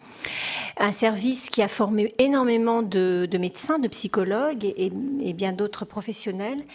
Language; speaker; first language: French; native; French